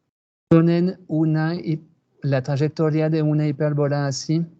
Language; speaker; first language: Spanish; non-native, fluent; French